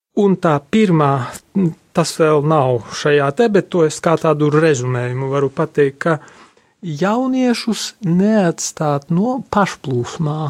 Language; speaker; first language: Latvian; non-native, local second language; Polish